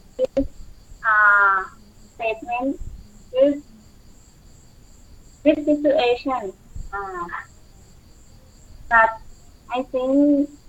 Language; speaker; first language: English; non-native, learner; Thai